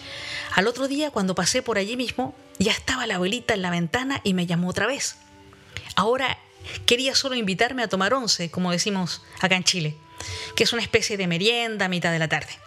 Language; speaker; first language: Spanish; native; Spanish